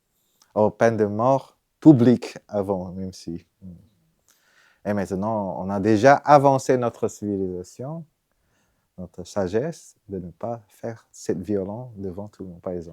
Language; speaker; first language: French; non-native, fluent; Vietnamese